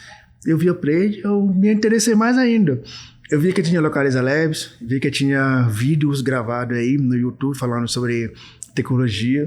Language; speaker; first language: Portuguese; non-native, fluent; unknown